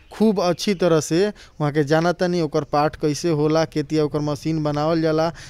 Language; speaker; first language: Hindi; native; Hindi